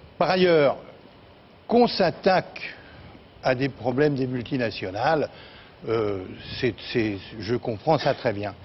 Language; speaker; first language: French; native; French